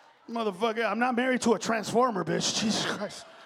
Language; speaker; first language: English; early bilingual, other home language; Spanish